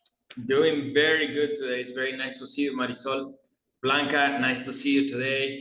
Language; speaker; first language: English; non-native, fluent; Spanish